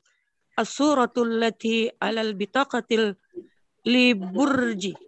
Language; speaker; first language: Arabic; non-native, learner; Indonesian